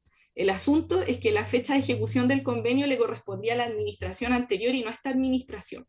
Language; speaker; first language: Spanish; native; Spanish